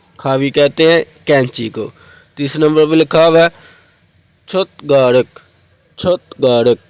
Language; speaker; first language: Urdu; non-native, local second language; Punjabi